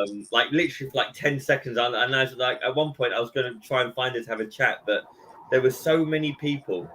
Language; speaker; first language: English; native; English